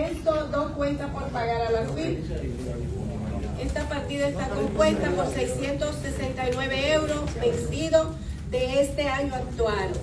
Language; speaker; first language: Spanish; native; Spanish